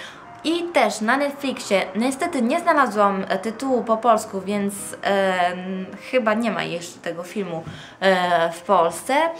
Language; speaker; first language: Polish; non-native, fluent; Italian